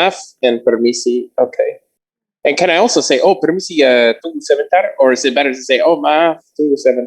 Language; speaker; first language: Indonesian; non-native, learner; English